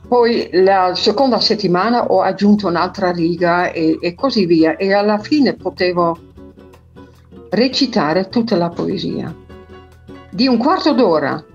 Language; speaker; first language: Italian; non-native, fluent; Dutch